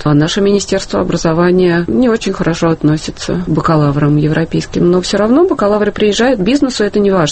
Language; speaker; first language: Russian; native; Russian